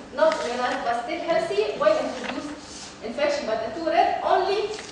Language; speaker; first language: English; non-native, fluent; Arabic